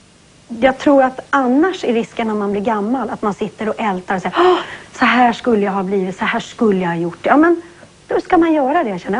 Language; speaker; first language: Swedish; native; Swedish